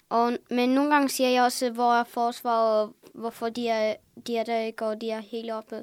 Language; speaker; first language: Danish; early bilingual, other home language; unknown